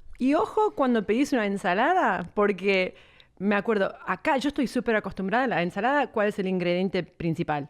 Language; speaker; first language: Spanish; native; Spanish